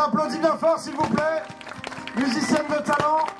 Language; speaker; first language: French; native; French